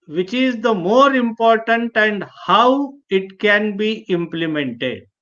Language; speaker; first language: English; non-native, local second language; Hindi